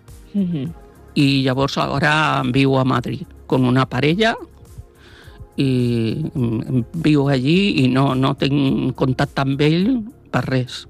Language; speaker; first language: Catalan; non-native, local second language; Spanish